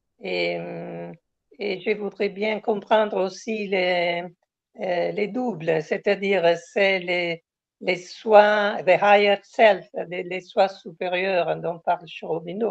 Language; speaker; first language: French; non-native, fluent; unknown